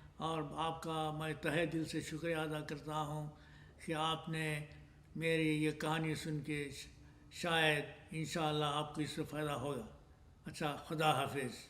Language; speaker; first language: Urdu; native; Urdu